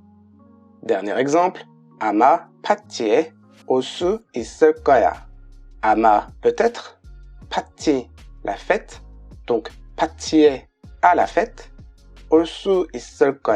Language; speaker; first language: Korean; non-native, fluent; French